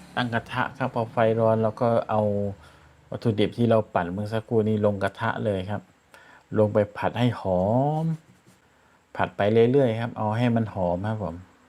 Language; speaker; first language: Thai; non-native, local second language; Malay